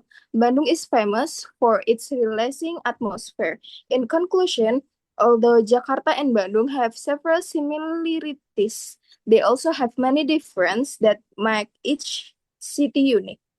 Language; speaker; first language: English; non-native, learner; Indonesian